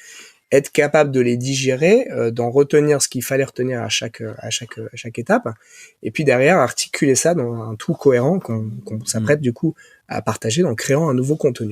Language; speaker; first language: French; native; French